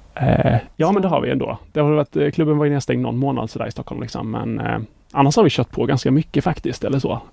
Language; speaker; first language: Swedish; native; Swedish